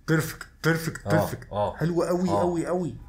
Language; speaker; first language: Arabic; native; Arabic